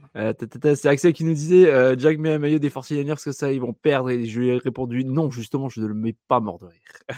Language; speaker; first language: French; native; French